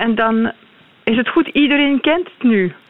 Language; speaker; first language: Dutch; non-native, learner; French